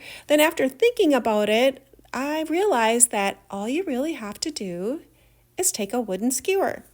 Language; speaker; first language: English; native; English